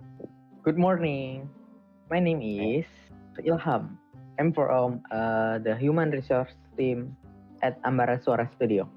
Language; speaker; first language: English; non-native, learner; Indonesian